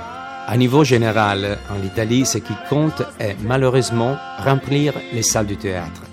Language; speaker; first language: French; non-native, fluent; Italian